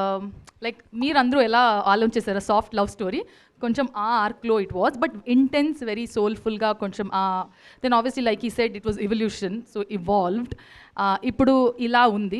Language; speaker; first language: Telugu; non-native, fluent; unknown